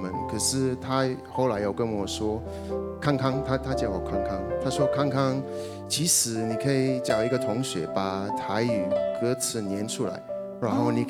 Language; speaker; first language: Chinese; non-native, fluent; Greek